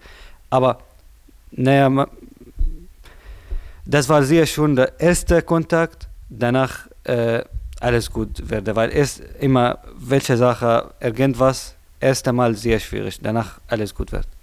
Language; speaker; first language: German; non-native, learner; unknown